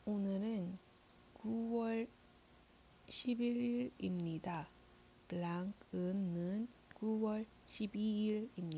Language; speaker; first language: Korean; non-native, fluent; Iloko